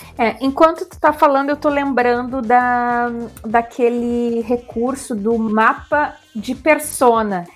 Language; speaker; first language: Portuguese; native; Portuguese